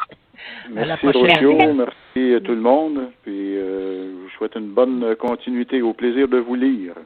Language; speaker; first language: French; native; French